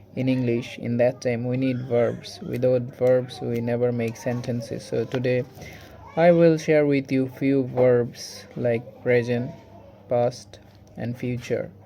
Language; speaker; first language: English; non-native, local second language; Bangla